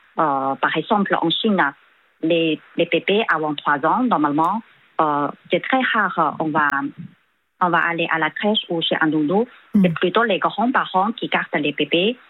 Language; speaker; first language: French; non-native, fluent; Chinese